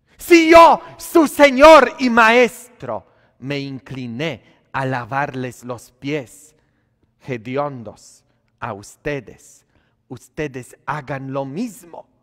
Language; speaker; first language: Spanish; non-native, fluent; Polish